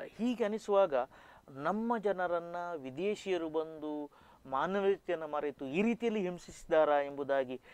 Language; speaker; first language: Kannada; native; Kannada